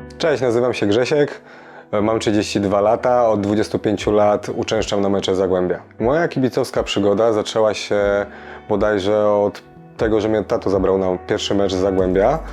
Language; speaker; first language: Polish; native; Polish